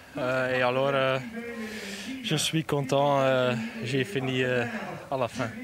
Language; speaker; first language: French; non-native, learner; Dutch